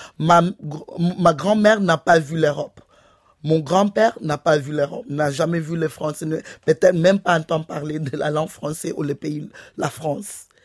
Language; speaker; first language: French; non-native, fluent; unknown